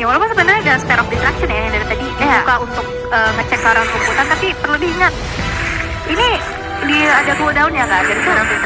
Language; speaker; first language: Indonesian; native; Indonesian